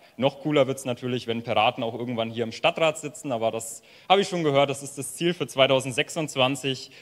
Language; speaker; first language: German; native; German